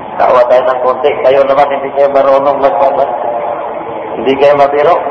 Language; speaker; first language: Filipino; non-native, local second language; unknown